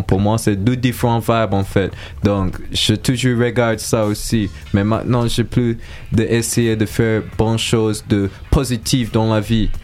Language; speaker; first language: French; non-native, learner; English